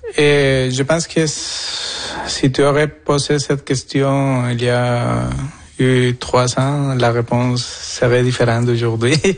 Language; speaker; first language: French; non-native, fluent; Spanish